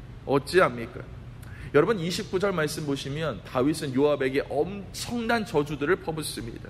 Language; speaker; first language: Korean; native; Korean